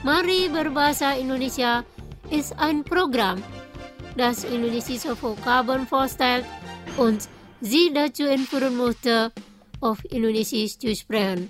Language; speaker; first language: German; non-native, fluent; Indonesian